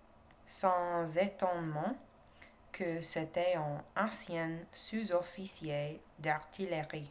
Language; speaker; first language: French; non-native, learner; English